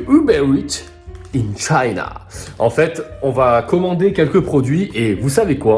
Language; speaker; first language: French; native; French